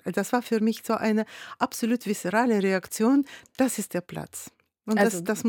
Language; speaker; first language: German; non-native, fluent; Russian